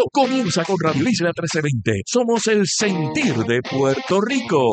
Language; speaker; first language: Spanish; native; Spanish